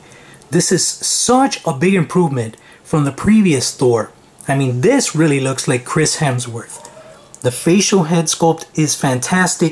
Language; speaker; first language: English; native; English